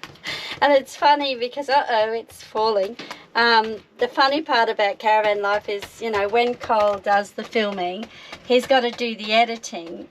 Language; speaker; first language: English; native; English